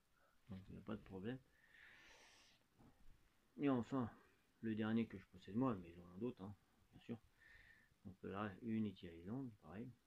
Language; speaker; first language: French; native; French